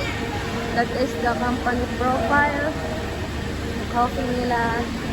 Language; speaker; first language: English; non-native, local second language; Filipino